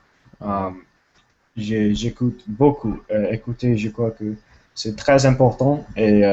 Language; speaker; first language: French; non-native, learner; English